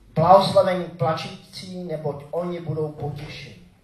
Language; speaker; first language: Czech; native; Czech